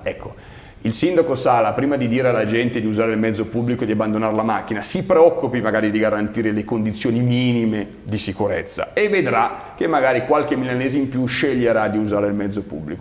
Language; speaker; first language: Italian; native; Italian